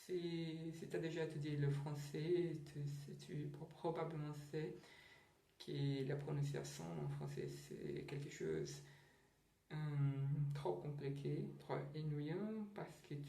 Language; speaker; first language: French; non-native, learner; Portuguese